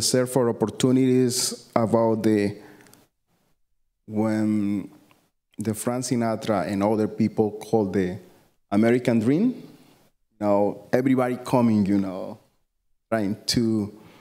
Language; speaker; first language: English; non-native, learner; Spanish